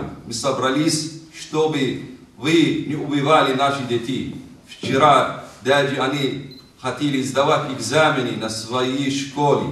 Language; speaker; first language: Russian; non-native, learner; Arabic